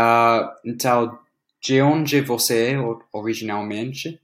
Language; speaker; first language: Portuguese; non-native, fluent; English